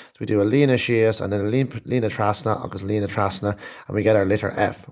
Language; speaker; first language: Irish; non-native, local second language; English